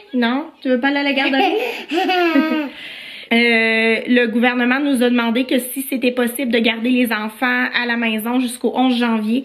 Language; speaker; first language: French; native; French